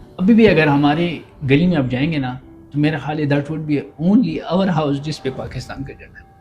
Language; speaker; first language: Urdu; early bilingual, other home language; Pashto